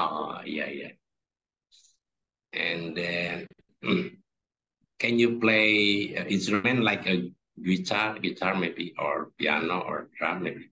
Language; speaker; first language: English; non-native, fluent; Indonesian